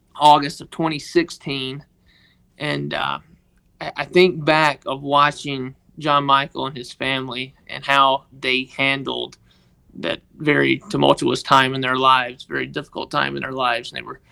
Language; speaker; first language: English; native; English